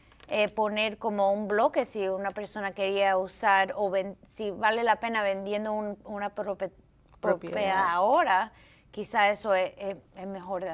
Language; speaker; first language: Spanish; early bilingual, heritage; English